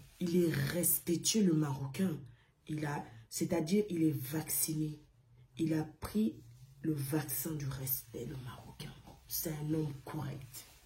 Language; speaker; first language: French; non-native, local second language; Arabic